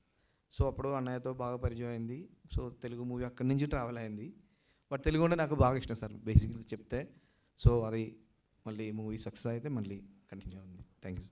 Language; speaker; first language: Telugu; non-native, local second language; Malayalam